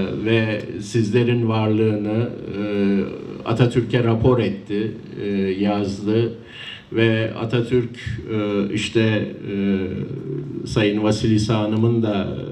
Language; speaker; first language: Turkish; native; Turkish